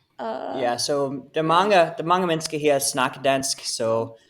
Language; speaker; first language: Danish; non-native, learner; English